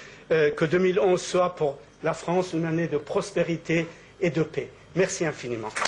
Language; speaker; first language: French; native; French